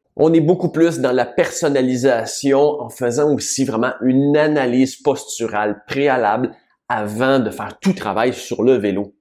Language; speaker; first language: French; native; French